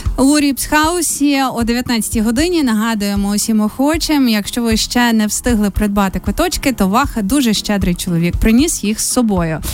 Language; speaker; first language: Ukrainian; native; Ukrainian